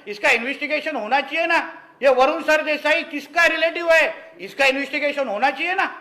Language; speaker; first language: Hindi; non-native, local second language; Marathi